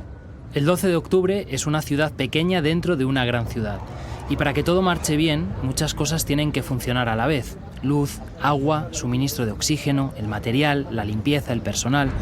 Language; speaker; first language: Spanish; native; Spanish